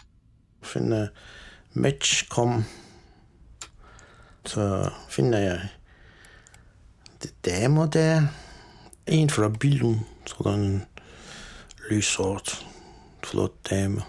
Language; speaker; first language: Danish; non-native, fluent; Turkish